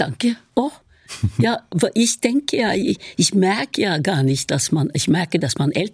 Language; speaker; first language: German; non-native, fluent; Norwegian